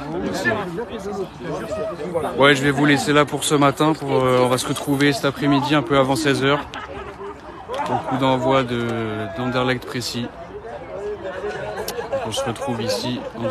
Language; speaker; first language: French; native; French